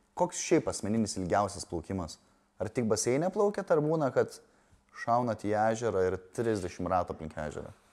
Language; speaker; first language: Lithuanian; native; Lithuanian